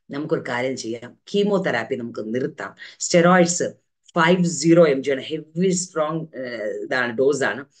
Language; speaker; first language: Malayalam; early bilingual, heritage; Malayalam